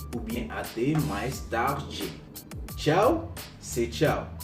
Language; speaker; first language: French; non-native, local second language; Haitian Creole